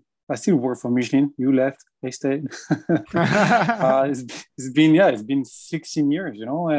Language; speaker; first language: English; non-native, fluent; French